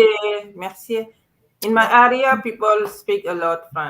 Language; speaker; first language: English; non-native, learner; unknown